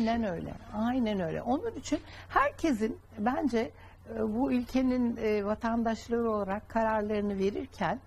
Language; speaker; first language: Turkish; native; Turkish